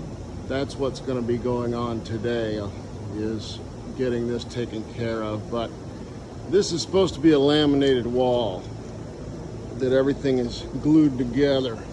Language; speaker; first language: English; native; English